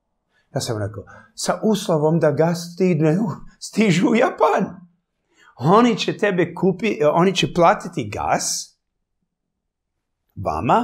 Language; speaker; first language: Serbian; early bilingual, heritage; English